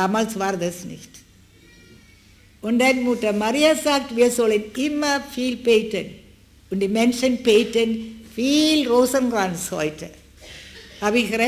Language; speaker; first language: German; non-native, fluent; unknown